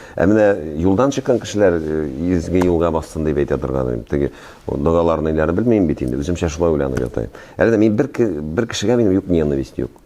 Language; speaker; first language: Tatar; native; Tatar